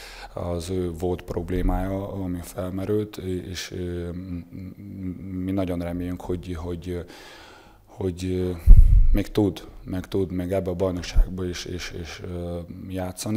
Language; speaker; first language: Hungarian; non-native, fluent; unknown